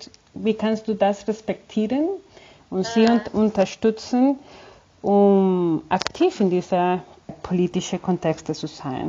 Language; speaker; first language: German; non-native, fluent; Spanish